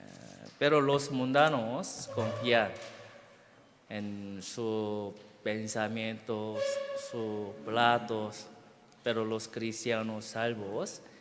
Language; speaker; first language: Spanish; non-native, fluent; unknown